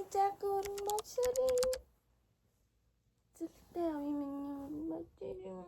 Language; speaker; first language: Korean; non-native, learner; Mongolian